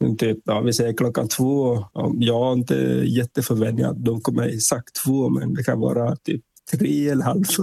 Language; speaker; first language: Swedish; non-native, fluent; Vietnamese